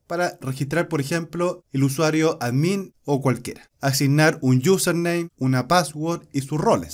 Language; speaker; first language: Spanish; native; Spanish